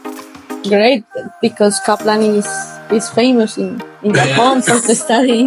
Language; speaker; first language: English; non-native, learner; Spanish